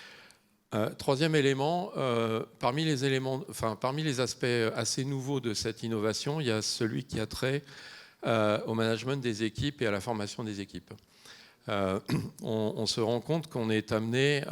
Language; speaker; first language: French; native; French